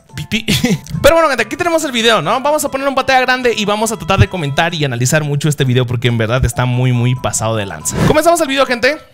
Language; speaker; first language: Spanish; early bilingual, other home language; Japanese